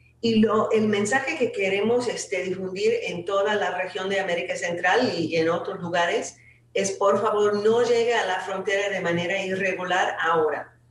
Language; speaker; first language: Spanish; non-native, fluent; English